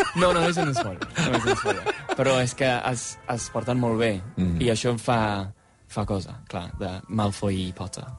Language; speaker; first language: Catalan; non-native, fluent; English